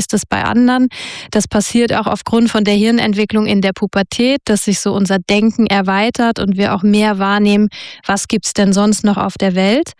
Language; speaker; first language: German; native; German